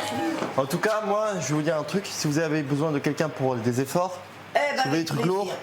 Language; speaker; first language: French; native; French